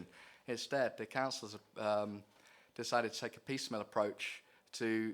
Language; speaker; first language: English; native; English